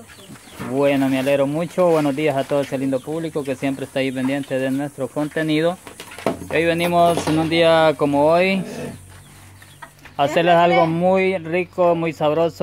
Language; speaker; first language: Spanish; native; Spanish